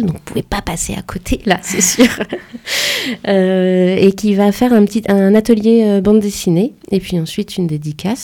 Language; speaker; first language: French; native; French